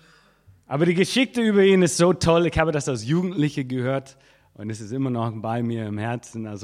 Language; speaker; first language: German; non-native, fluent; English